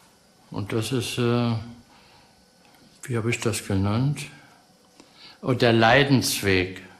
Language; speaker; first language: German; early bilingual, heritage; German